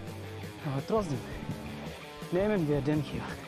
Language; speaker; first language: German; non-native, learner; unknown